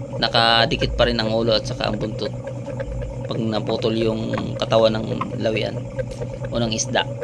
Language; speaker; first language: Filipino; non-native, local second language; Cebuano